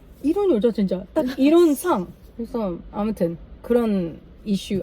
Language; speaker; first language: Korean; non-native, learner; English